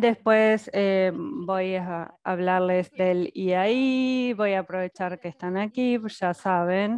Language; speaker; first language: Spanish; native; Spanish